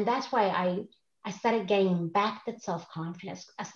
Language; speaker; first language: English; non-native, fluent; Italian